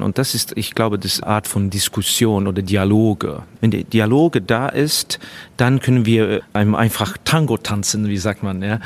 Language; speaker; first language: German; non-native, fluent; Estonian